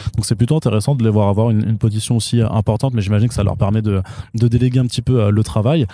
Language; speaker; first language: French; native; French